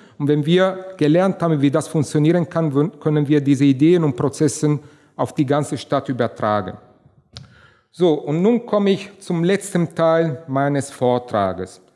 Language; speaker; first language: German; non-native, fluent; Italian